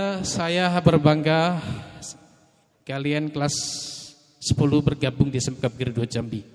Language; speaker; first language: Indonesian; native; Indonesian